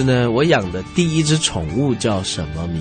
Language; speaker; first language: Chinese; native; Chinese